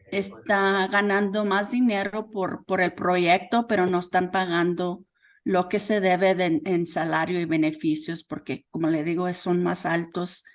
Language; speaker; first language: Spanish; early bilingual, heritage; Spanish